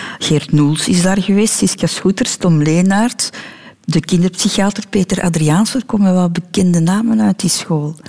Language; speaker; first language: Dutch; native; Dutch